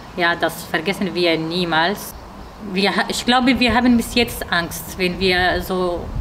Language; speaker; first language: German; non-native, learner; Arabic